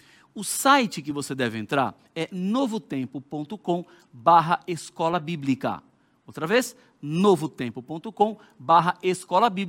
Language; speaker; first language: Portuguese; native; Portuguese